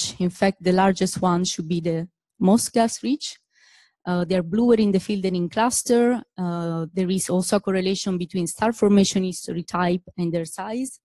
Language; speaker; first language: English; non-native, fluent; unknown